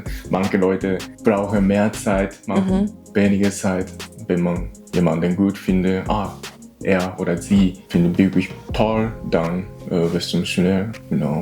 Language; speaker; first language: German; non-native, learner; Japanese